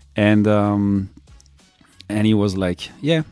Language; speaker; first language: English; non-native, fluent; French